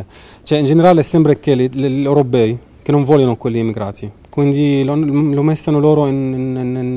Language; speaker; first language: Italian; non-native, learner; Arabic